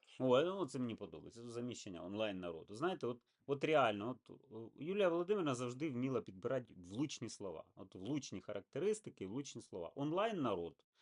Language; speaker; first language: Ukrainian; native; Ukrainian